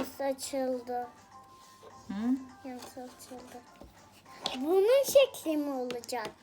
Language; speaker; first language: Turkish; early bilingual, heritage; Turkish